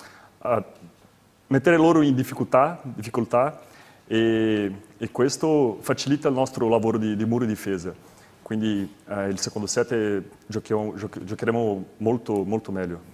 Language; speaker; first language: Italian; non-native, learner; Portuguese